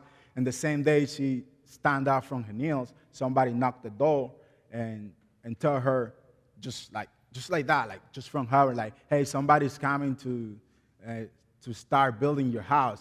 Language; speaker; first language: English; non-native, learner; Spanish